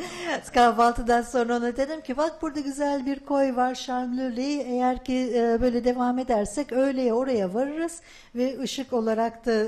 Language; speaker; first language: Turkish; native; Turkish